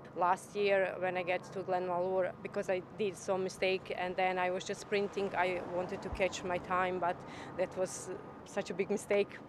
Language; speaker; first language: English; non-native, learner; Croatian